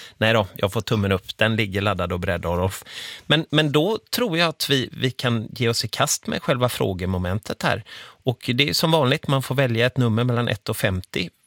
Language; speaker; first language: Swedish; native; Swedish